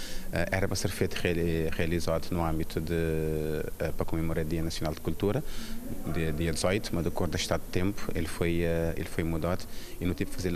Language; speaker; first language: Portuguese; non-native, local second language; Kabuverdianu